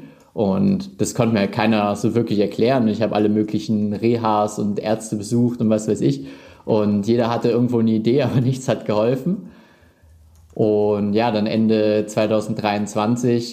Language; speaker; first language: German; native; German